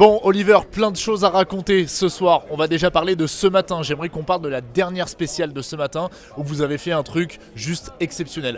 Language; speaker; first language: French; native; French